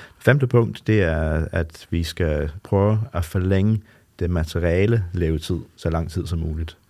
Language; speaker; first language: Danish; non-native, fluent; English